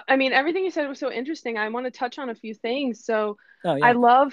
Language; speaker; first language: English; native; English